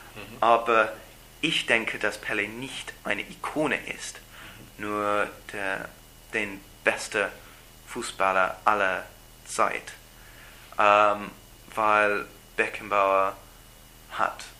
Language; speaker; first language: German; non-native, learner; English